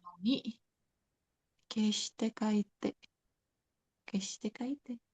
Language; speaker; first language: Japanese; non-native, learner; Indonesian